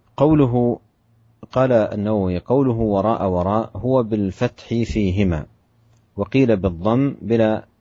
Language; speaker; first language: Arabic; native; Arabic